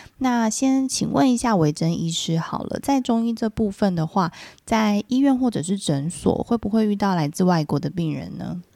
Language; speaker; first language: Chinese; native; Chinese